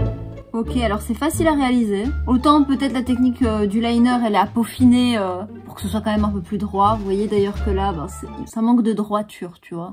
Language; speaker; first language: French; native; French